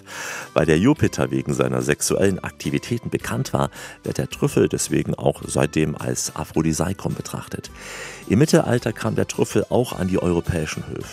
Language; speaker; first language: German; native; German